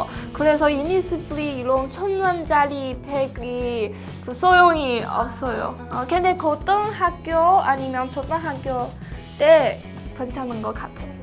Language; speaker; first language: Korean; non-native, fluent; Chinese